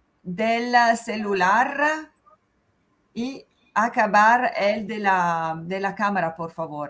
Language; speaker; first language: Spanish; non-native, fluent; Italian